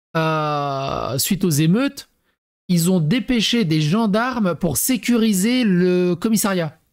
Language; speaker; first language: French; native; French